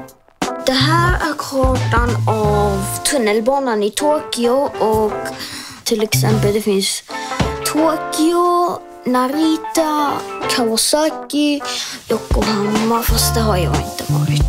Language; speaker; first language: Swedish; early bilingual, heritage; Swedish